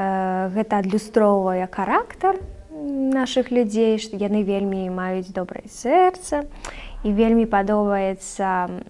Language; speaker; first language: Belarusian; non-native, local second language; Russian